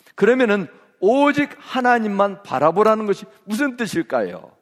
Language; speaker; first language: Korean; native; Korean